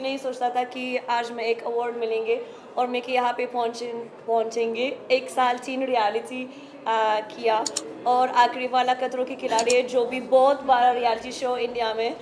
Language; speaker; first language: Hindi; non-native, learner; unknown